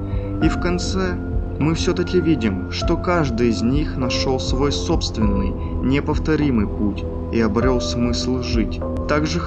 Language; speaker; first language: Russian; native; Russian